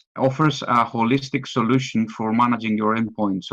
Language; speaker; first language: English; non-native, fluent; Greek